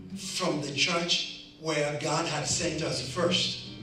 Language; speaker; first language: English; non-native, local second language; Kikuyu